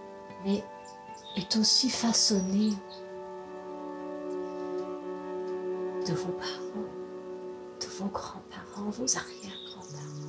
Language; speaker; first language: French; non-native, fluent; English